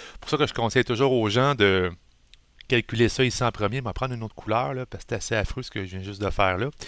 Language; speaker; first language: French; native; French